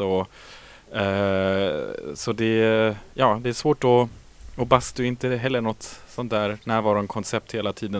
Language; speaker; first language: Swedish; native; Swedish